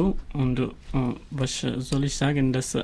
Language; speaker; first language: German; non-native, learner; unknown